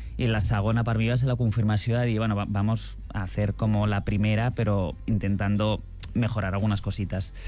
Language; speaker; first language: Spanish; non-native, local second language; Catalan